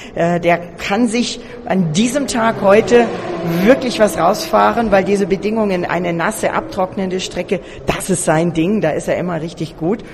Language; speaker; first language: German; native; German